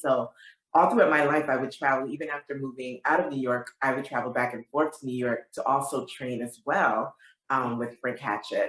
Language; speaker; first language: English; native; English